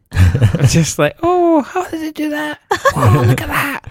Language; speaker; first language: English; native; English